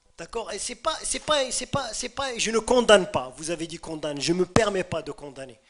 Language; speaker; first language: French; non-native, local second language; Arabic